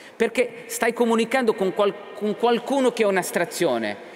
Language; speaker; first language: Italian; non-native, fluent; Portuguese